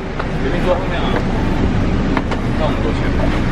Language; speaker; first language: Chinese; native; Chinese